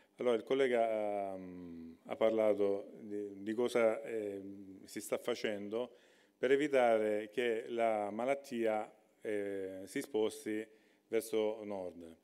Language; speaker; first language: Italian; native; Italian